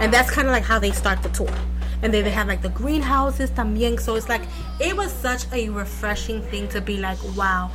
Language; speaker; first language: English; early bilingual, other home language; Spanish